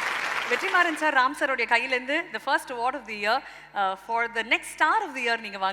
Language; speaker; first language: Tamil; native; Tamil